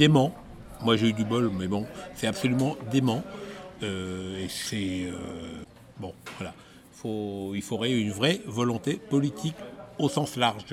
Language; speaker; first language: French; native; French